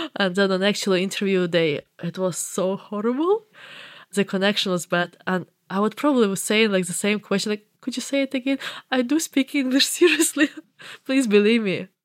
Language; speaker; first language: English; non-native, fluent; Ukrainian